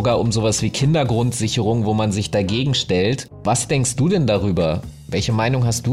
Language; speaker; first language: German; native; German